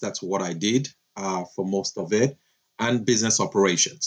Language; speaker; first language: English; non-native, local second language; Yoruba